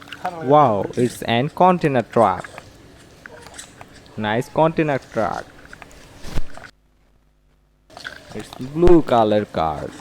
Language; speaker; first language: English; non-native, learner; Indonesian